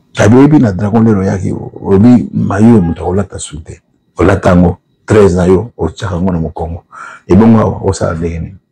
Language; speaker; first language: Lingala; non-native, local second language; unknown